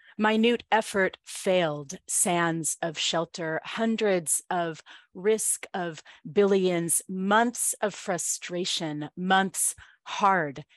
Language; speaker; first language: English; native; English